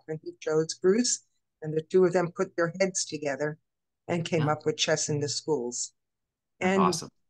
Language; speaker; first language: English; native; English